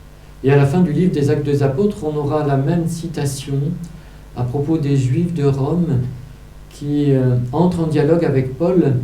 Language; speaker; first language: French; native; French